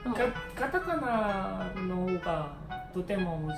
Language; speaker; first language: Japanese; non-native, learner; Korean